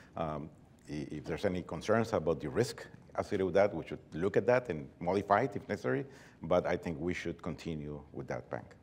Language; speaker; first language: English; non-native, fluent; Spanish